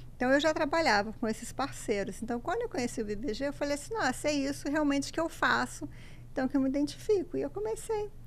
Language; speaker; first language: Portuguese; native; Portuguese